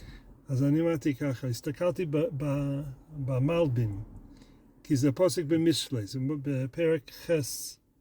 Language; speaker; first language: Hebrew; non-native, fluent; English